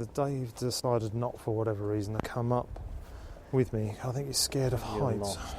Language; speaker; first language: English; native; English